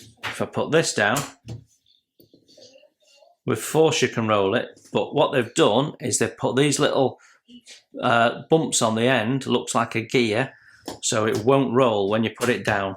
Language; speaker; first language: English; native; English